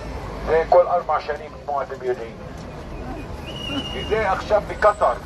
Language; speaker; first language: Hebrew; non-native, local second language; Arabic